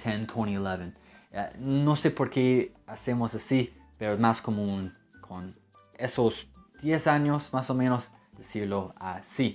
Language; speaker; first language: Spanish; non-native, fluent; English